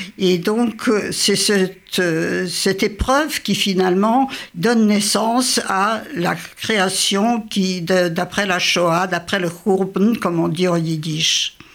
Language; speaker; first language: French; early bilingual, other home language; Yiddish